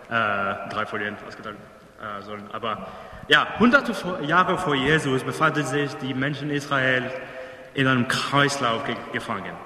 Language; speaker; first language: German; non-native, fluent; English